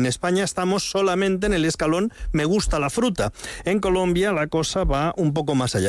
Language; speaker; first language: Spanish; native; Spanish